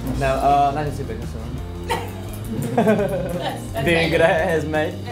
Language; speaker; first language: Hungarian; non-native, learner; Slovak